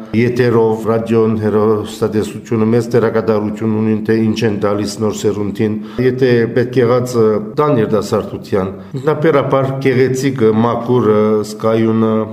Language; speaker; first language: Armenian; early bilingual, heritage; Armenian